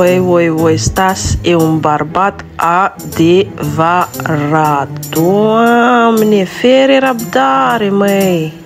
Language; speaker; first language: Romanian; non-native, learner; Malagasy